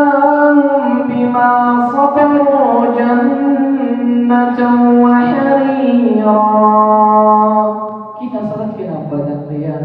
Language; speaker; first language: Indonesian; non-native, fluent; Arabic